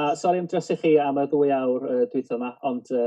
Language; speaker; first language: Welsh; native; Welsh